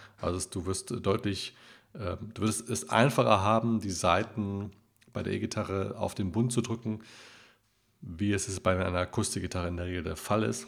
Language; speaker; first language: German; native; German